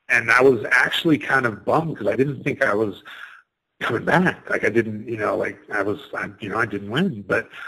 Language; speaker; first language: English; native; English